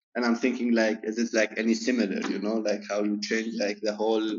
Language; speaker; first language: English; non-native, fluent; Arabic